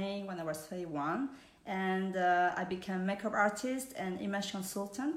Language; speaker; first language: English; non-native, fluent; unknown